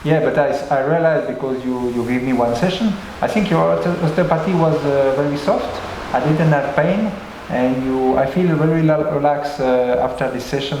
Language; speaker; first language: English; non-native, learner; French